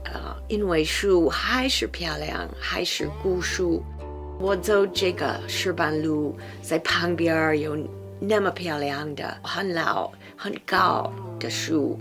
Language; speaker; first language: Chinese; non-native, fluent; English